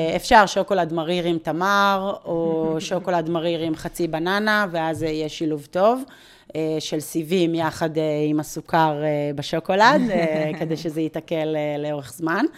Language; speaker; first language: Hebrew; native; Hebrew